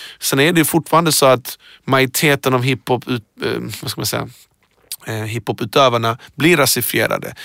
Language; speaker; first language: Swedish; early bilingual, other home language; Persian